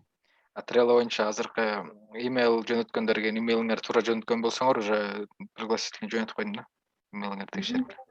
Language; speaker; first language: Kyrgyz; native; Kyrgyz